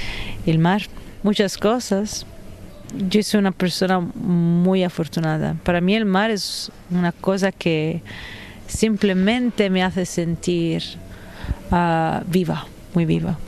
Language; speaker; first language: Spanish; non-native, fluent; Italian